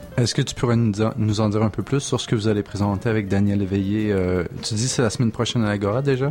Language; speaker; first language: French; non-native, fluent; English